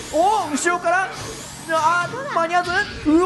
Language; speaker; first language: Japanese; native; Japanese